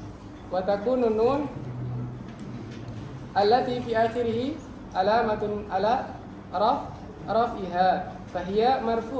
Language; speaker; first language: Arabic; non-native, fluent; Indonesian